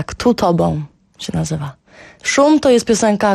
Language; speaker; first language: Polish; early bilingual, heritage; Polish